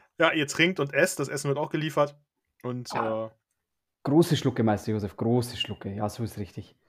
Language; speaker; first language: German; native; German